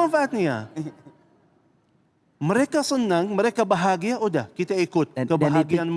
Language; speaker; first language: Indonesian; non-native, fluent; Arabic